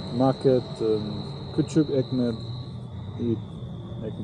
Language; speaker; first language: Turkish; non-native, learner; German